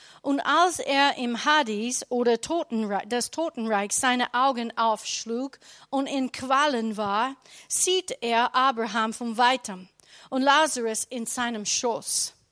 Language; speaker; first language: German; non-native, learner; English